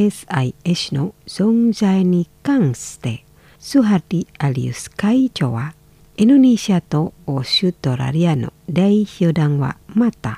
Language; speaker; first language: Japanese; non-native, fluent; Indonesian